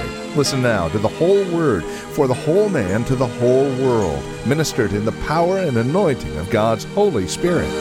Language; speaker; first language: English; native; English